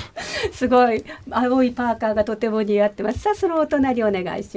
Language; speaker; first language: Japanese; native; Japanese